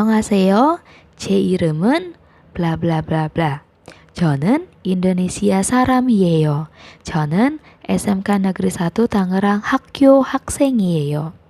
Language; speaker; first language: Korean; non-native, fluent; Indonesian